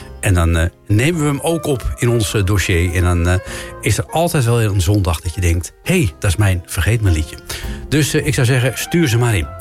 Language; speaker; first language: Dutch; native; Dutch